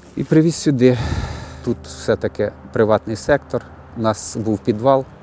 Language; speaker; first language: Ukrainian; native; Ukrainian